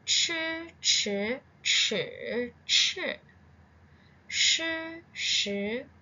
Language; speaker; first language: Chinese; non-native, fluent; Burmese